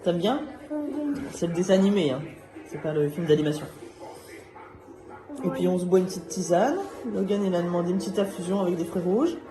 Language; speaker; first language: French; native; French